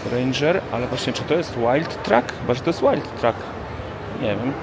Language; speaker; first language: Polish; native; Polish